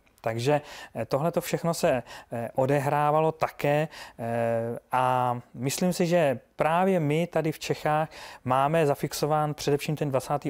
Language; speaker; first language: Czech; native; Czech